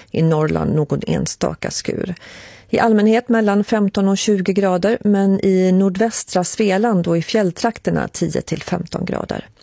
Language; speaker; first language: Swedish; native; Swedish